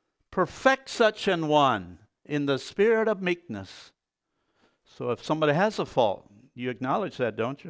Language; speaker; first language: English; early bilingual, other home language; Pennsylvania German